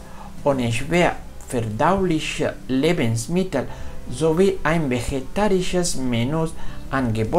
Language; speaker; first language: German; non-native, fluent; Spanish